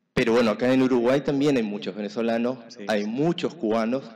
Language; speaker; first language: Spanish; native; Spanish